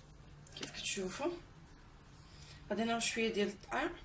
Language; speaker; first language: Arabic; native; Arabic